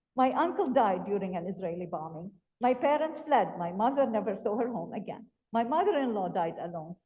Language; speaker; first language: English; non-native, fluent; Arabic